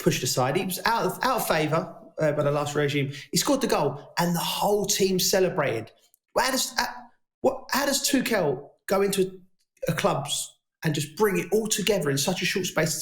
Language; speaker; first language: English; native; English